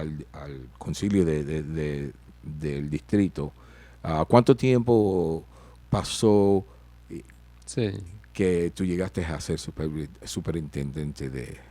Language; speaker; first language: Spanish; early bilingual, heritage; Spanish